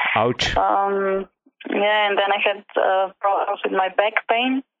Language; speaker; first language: English; non-native, learner; Slovenian